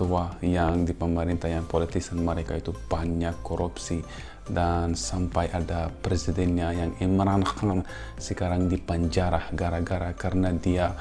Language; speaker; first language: Indonesian; non-native, fluent; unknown